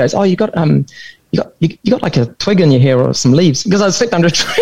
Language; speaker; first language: English; native; English